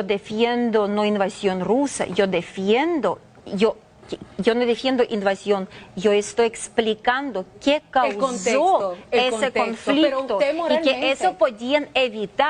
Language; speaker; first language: Spanish; non-native, fluent; Ukrainian